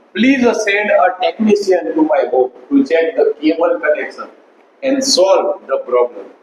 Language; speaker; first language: English; non-native, local second language; Gujarati